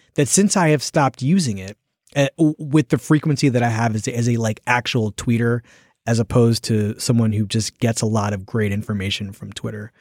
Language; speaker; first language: English; native; English